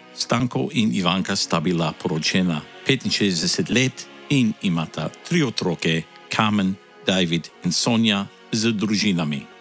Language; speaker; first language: Slovenian; early bilingual, heritage; Slovenian